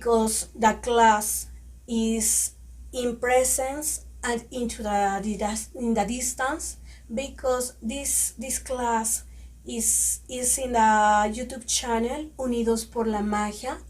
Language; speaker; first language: English; non-native, learner; Spanish